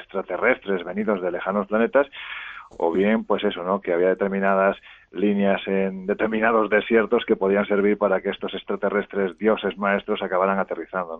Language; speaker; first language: Spanish; native; Spanish